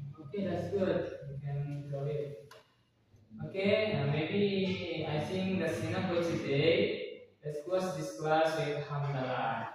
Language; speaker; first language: English; non-native, learner; Indonesian